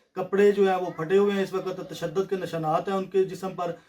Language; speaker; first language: Urdu; non-native, local second language; Punjabi